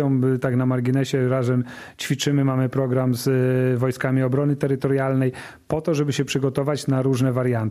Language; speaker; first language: Polish; native; Polish